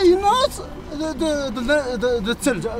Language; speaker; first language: English; non-native, learner; Arabic